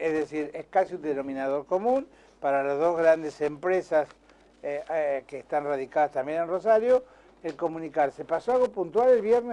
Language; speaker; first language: Spanish; native; Spanish